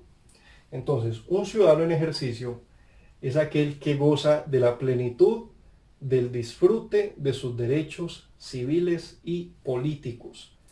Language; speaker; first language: Spanish; native; Spanish